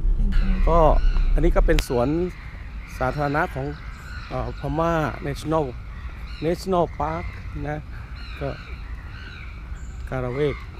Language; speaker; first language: Thai; native; Thai